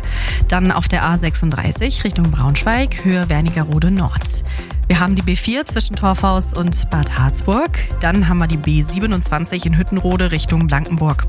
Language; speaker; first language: German; native; German